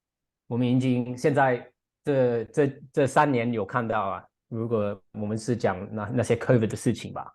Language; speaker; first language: Chinese; non-native, fluent; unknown